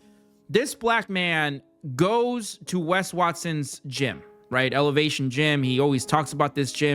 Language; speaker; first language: English; native; English